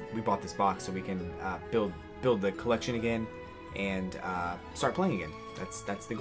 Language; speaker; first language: English; native; English